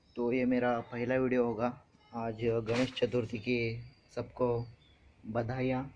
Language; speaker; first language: Hindi; non-native, local second language; Marathi